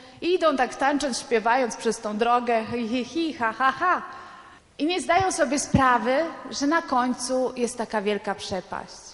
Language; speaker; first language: Polish; non-native, fluent; Italian